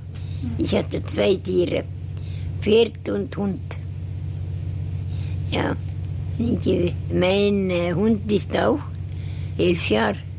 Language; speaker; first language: German; non-native, learner; Estonian